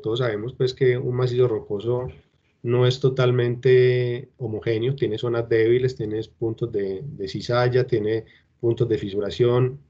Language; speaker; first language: Spanish; native; Spanish